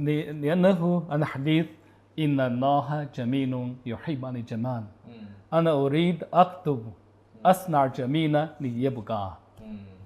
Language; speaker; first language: Arabic; non-native, learner; Chinese